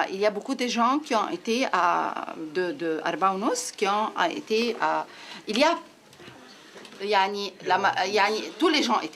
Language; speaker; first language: French; non-native, learner; Arabic